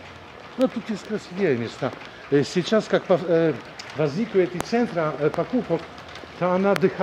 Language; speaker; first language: Russian; non-native, learner; Polish